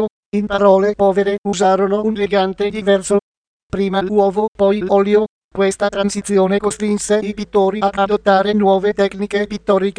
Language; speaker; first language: Italian; native; Italian